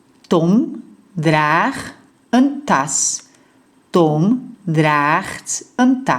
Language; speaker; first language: Dutch; non-native, fluent; Portuguese